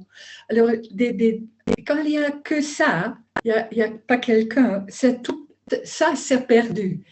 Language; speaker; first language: French; non-native, learner; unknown